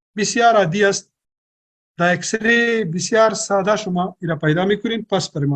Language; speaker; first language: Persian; non-native, local second language; Pashto